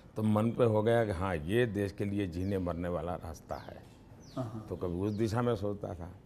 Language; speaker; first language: Hindi; non-native, local second language; Gujarati